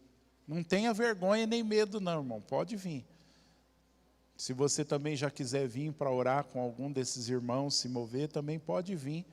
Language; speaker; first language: Portuguese; native; Portuguese